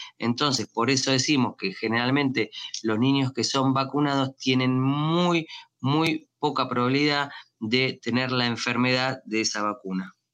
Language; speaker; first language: Spanish; native; Spanish